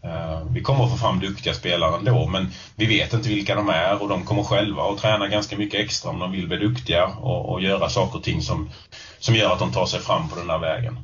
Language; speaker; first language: Swedish; native; Swedish